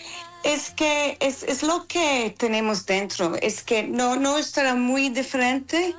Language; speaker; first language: Spanish; non-native, fluent; English